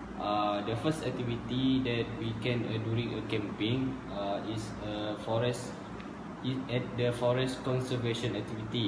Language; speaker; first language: English; non-native, learner; Malay